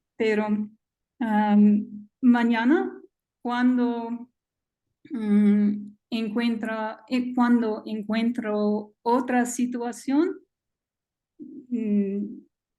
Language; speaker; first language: Spanish; non-native, learner; English